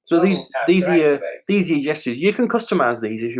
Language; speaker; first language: English; native; English